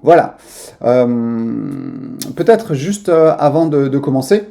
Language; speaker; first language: French; native; French